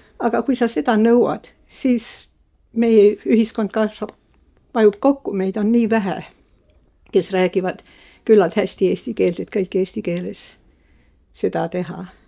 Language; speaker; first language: Estonian; early bilingual, heritage; Estonian